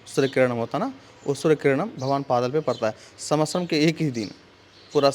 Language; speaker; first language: Hindi; non-native, local second language; Telugu